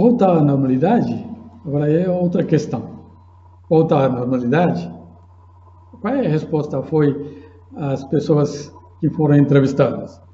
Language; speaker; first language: Portuguese; non-native, fluent; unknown